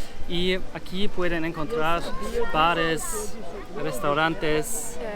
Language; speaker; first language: Spanish; non-native, learner; German